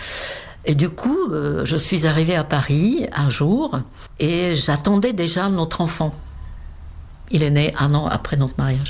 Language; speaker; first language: French; non-native, fluent; Czech